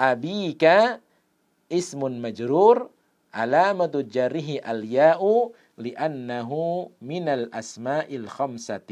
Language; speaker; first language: Arabic; non-native, fluent; Indonesian